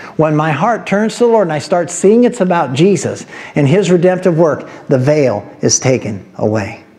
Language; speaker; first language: English; native; English